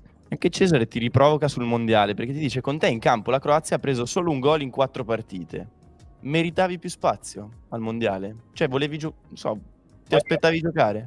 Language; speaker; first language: Italian; native; Italian